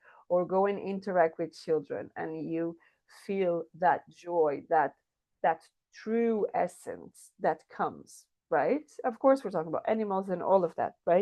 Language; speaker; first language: English; non-native, fluent; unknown